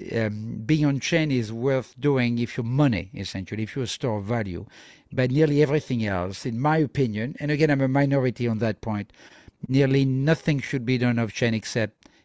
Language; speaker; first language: English; non-native, fluent; French